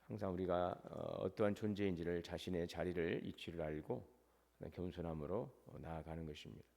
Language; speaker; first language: Korean; native; Korean